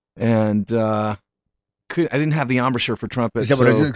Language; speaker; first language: English; native; English